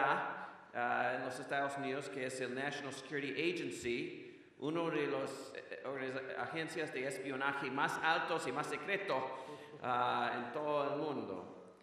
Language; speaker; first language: Spanish; non-native, fluent; English